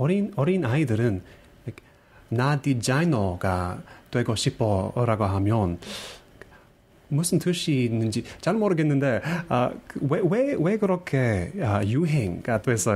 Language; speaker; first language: Korean; non-native, fluent; English